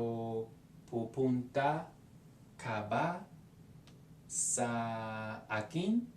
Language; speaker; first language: Filipino; non-native, learner; English